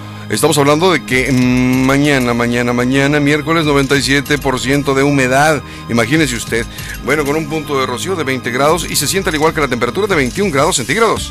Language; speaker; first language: Spanish; native; Spanish